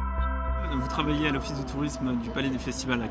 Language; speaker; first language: French; native; French